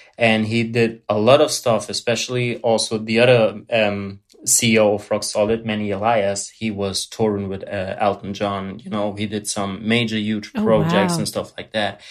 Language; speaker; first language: English; non-native, fluent; German